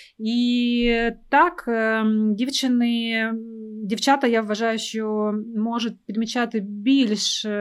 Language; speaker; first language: Ukrainian; non-native, local second language; Russian